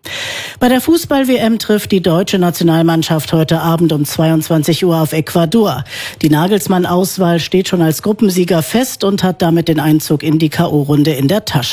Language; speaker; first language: German; native; German